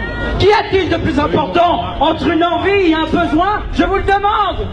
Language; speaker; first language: French; native; French